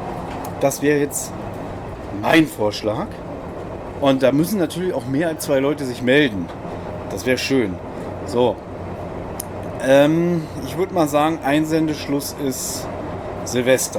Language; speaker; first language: German; native; German